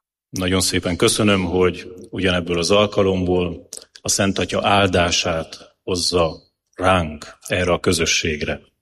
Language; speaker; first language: Hungarian; native; Hungarian